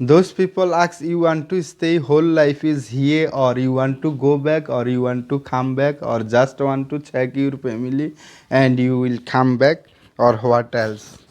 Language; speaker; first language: English; non-native, local second language; Bangla